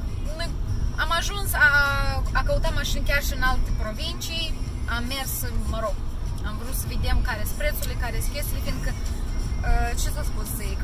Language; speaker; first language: Romanian; native; Romanian